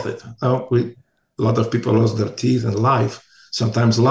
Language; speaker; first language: English; non-native, fluent; Polish